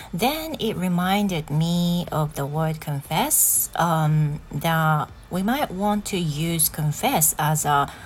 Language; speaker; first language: English; non-native, learner; Japanese